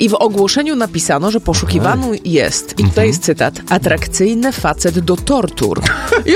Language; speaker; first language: Polish; native; Polish